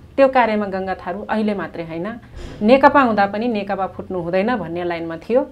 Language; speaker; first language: Nepali; non-native, local second language; Rana Tharu